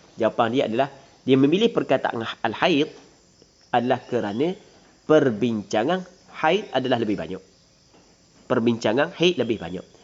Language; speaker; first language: Malay; native; Malay